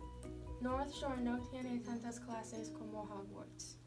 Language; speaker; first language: Spanish; non-native, learner; English